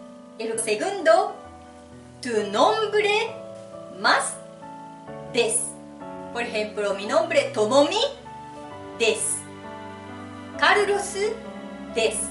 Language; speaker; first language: Spanish; non-native, fluent; Japanese